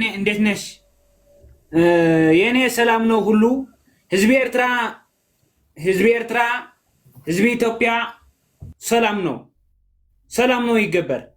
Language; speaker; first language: Amharic; non-native, learner; Tigrinya